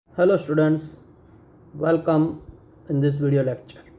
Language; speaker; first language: English; non-native, local second language; Gujarati